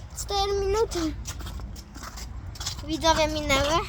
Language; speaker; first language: Polish; native; Polish